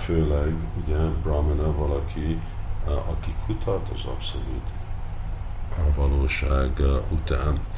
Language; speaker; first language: Hungarian; early bilingual, heritage; Hungarian